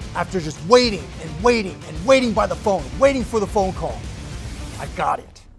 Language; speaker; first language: English; native; English